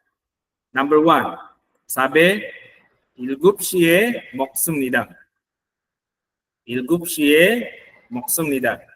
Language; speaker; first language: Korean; non-native, fluent; Filipino